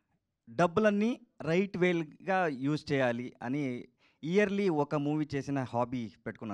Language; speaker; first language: Telugu; non-native, learner; Kannada